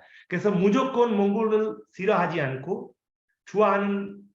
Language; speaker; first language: Korean; non-native, fluent; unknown